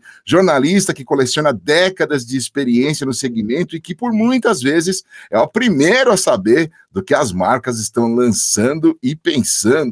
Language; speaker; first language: Portuguese; native; Portuguese